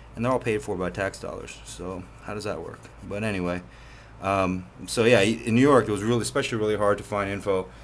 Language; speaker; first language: English; native; English